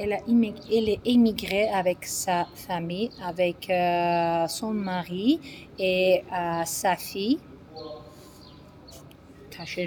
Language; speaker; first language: French; non-native, learner; Georgian